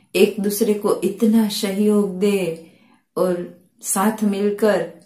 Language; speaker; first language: Hindi; non-native, local second language; Gujarati